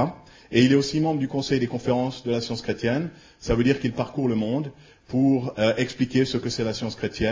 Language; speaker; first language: French; native; French